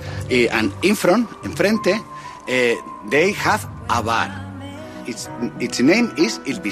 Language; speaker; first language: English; non-native, learner; Spanish